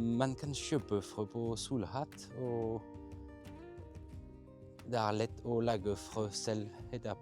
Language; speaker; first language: Norwegian; non-native, fluent; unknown